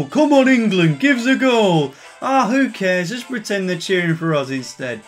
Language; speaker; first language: English; native; English